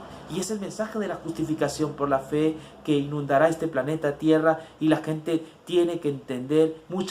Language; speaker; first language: Spanish; native; Spanish